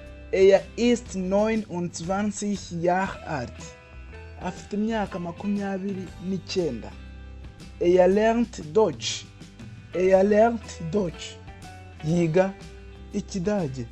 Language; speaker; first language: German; non-native, fluent; Kinyarwanda